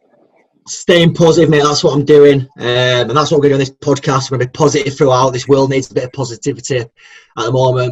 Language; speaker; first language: English; native; English